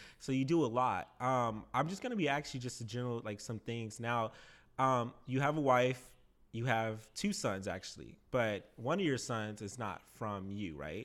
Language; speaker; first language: English; native; English